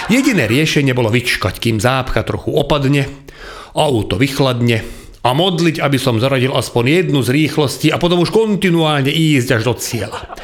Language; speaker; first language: Slovak; non-native, local second language; Hungarian